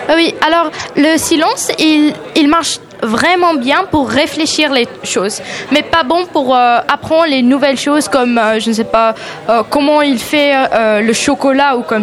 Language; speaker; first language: French; non-native, learner; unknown